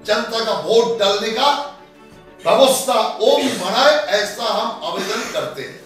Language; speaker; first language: Hindi; non-native, local second language; Bangla